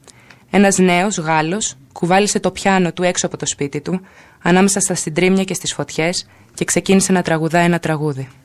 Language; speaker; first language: Greek; native; Greek